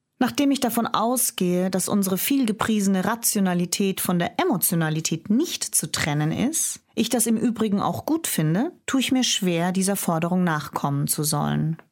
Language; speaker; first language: German; native; German